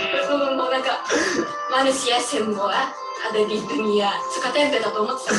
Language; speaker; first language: Indonesian; non-native, fluent; Japanese